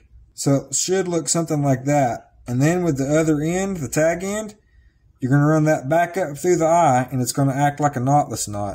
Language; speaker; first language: English; native; English